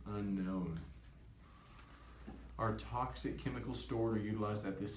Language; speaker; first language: English; native; English